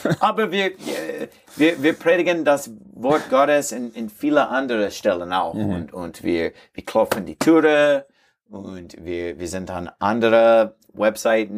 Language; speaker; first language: German; non-native, learner; English